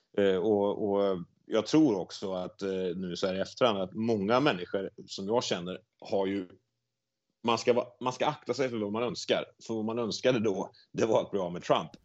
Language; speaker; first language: Swedish; native; Swedish